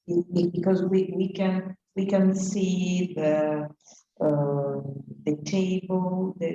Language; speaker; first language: English; non-native, learner; Italian